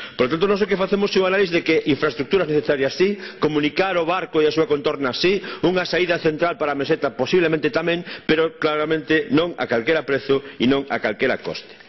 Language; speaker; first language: Galician; native; Galician